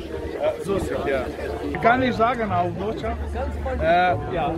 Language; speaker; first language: German; non-native, learner; Persian